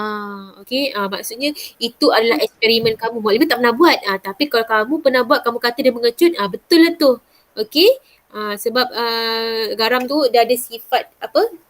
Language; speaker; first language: Malay; native; Malay